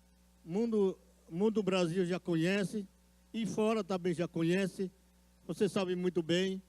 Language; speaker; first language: Portuguese; non-native, local second language; Yanomámi